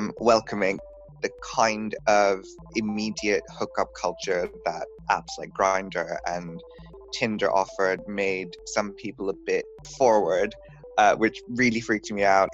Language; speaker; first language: English; non-native, local second language; Bangla